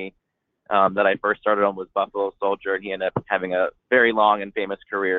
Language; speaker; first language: English; native; English